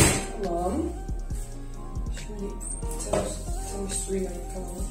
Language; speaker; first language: Turkish; non-native, fluent; Dutch